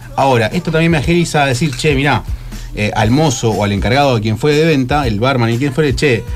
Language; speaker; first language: Spanish; native; Spanish